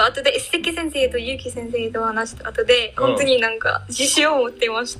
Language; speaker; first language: Japanese; non-native, learner; Arabic